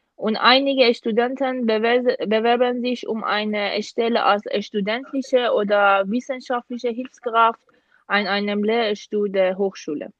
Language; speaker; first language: German; non-native, fluent; Persian